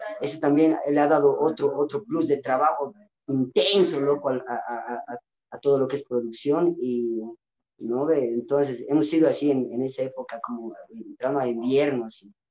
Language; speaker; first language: Spanish; non-native, local second language; Quechua